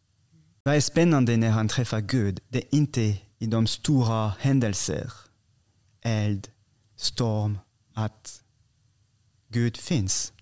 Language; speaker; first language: Swedish; non-native, fluent; French